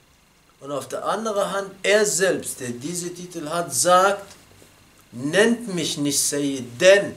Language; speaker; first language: German; non-native, fluent; Arabic